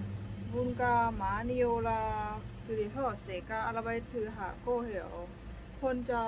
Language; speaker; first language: Korean; non-native, learner; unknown